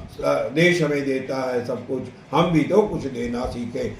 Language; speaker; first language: Hindi; non-native, local second language; Punjabi